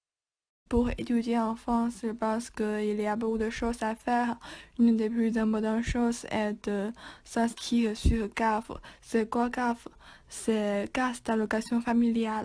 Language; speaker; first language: French; non-native, learner; Chinese